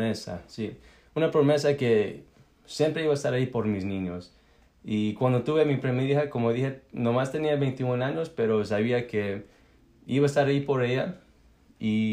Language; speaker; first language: Spanish; early bilingual, heritage; Spanish